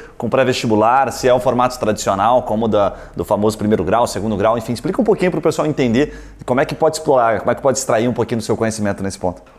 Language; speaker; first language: Portuguese; native; Portuguese